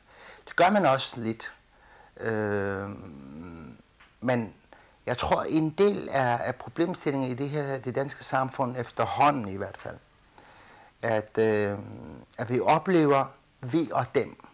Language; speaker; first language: Danish; early bilingual, other home language; Kurdish